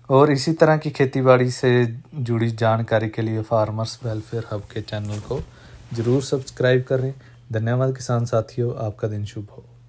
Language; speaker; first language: Hindi; non-native, local second language; Punjabi